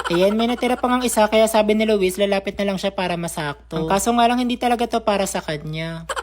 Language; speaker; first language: Filipino; non-native, local second language; Cebuano